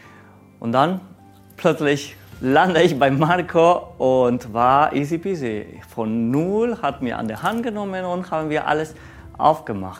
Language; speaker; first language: German; non-native, learner; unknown